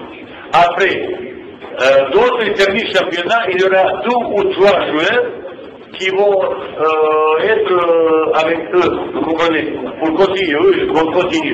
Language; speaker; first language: French; non-native, fluent; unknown